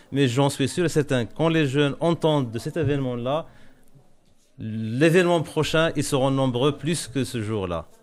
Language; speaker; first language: French; non-native, local second language; Arabic